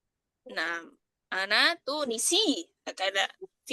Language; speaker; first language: Arabic; non-native, fluent; Indonesian